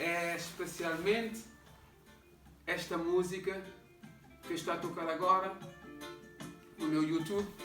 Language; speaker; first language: Portuguese; non-native, local second language; Kabuverdianu